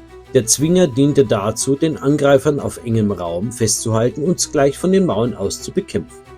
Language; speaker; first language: German; native; German